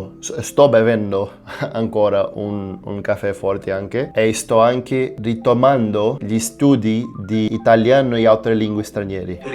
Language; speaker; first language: Italian; non-native, fluent; Portuguese